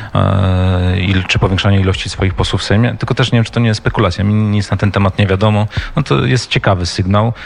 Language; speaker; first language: Polish; native; Polish